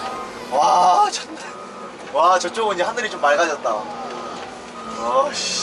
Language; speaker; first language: Korean; native; Korean